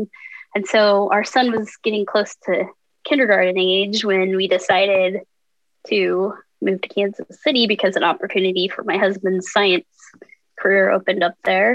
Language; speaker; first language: English; native; English